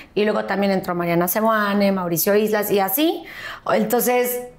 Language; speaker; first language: Spanish; native; Spanish